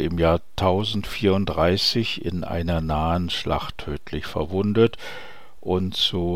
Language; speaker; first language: German; native; German